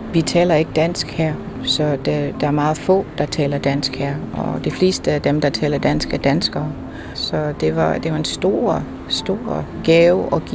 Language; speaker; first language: Danish; non-native, fluent; English